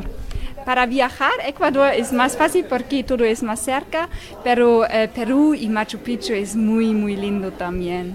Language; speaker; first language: Spanish; non-native, learner; German